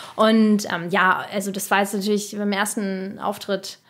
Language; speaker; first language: German; early bilingual, other home language; Russian